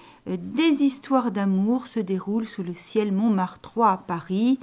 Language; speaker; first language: French; native; French